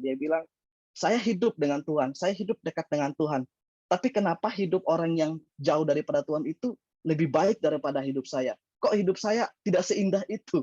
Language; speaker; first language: Indonesian; native; Indonesian